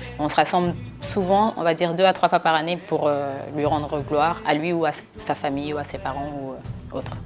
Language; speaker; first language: French; early bilingual, other home language; Wolof